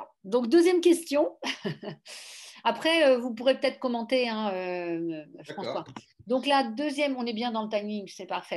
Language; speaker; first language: French; native; French